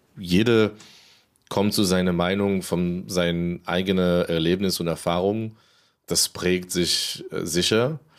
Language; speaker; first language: German; non-native, fluent; Hebrew